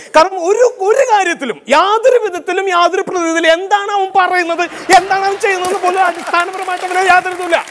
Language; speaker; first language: Malayalam; native; Malayalam